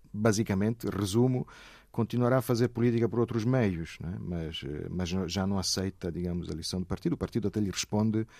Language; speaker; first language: Portuguese; non-native, fluent; Italian